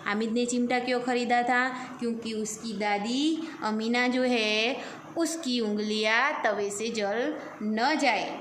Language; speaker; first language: Hindi; non-native, local second language; Gujarati